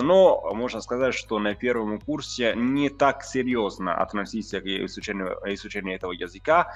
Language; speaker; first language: Russian; non-native, fluent; Italian